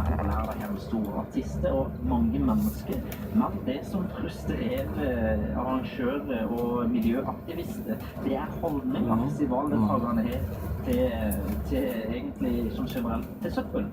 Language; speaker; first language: Norwegian; native; Norwegian